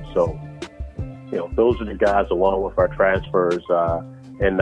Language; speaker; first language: English; native; English